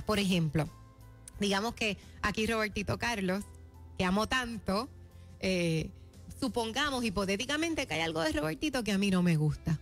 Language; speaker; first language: Spanish; native; Spanish